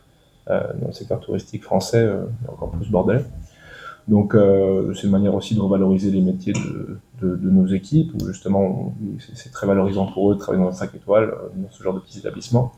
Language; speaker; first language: French; native; French